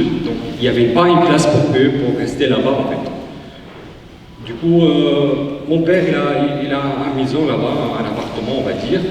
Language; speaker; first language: French; non-native, fluent; Arabic